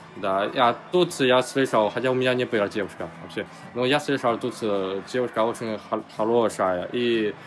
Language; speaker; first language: Russian; non-native, learner; Chinese